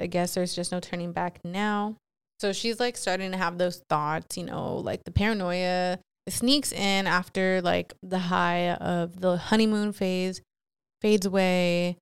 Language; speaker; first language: English; early bilingual, other home language; Spanish